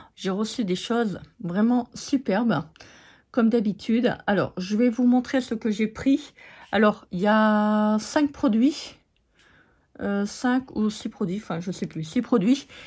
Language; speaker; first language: French; native; French